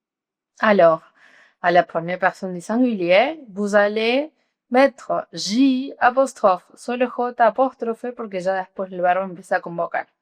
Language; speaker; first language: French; non-native, fluent; Spanish